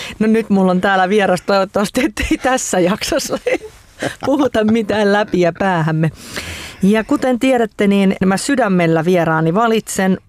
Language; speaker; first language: Finnish; native; Finnish